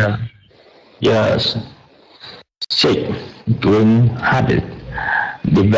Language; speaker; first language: English; non-native, learner; Vietnamese